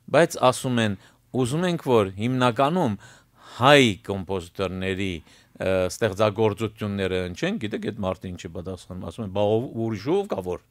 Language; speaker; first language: Armenian; early bilingual, heritage; Armenian